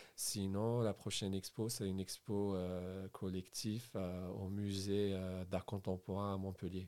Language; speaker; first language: French; non-native, local second language; Arabic